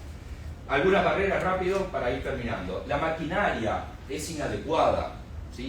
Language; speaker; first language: Spanish; native; Spanish